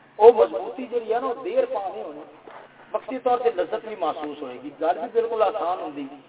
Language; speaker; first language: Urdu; non-native, local second language; Punjabi